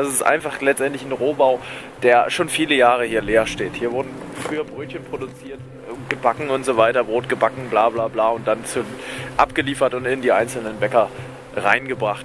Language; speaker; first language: German; native; German